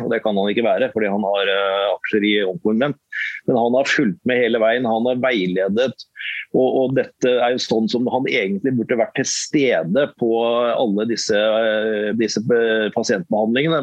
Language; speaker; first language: Norwegian; native; Norwegian